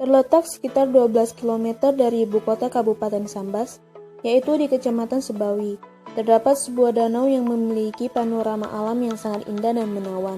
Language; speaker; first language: Indonesian; native; Indonesian